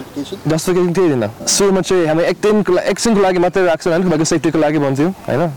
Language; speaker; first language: Nepali; non-native, learner; English